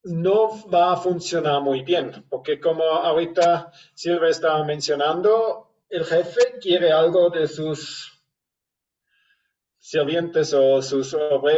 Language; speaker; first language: Spanish; non-native, fluent; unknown